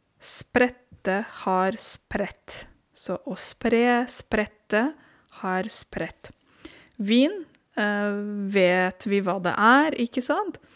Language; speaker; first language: Norwegian; non-native, fluent; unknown